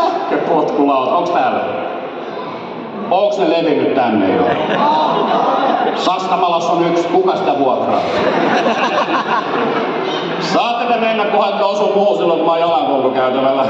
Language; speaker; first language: Finnish; native; Finnish